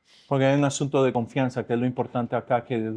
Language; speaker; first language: Spanish; native; Spanish